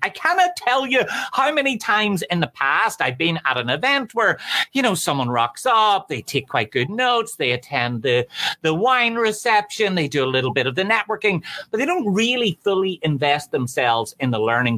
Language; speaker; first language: English; native; English